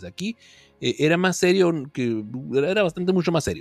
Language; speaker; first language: Spanish; native; Spanish